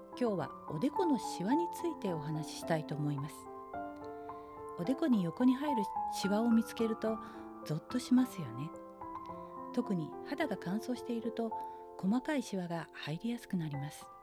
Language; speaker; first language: Japanese; native; Japanese